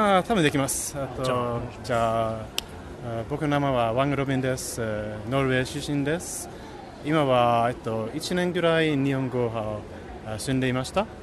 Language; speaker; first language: Japanese; non-native, learner; Norwegian